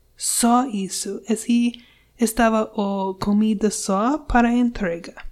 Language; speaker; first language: Portuguese; non-native, learner; English